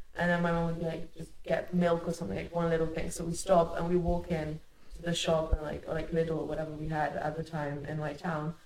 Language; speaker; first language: English; early bilingual, other home language; Hungarian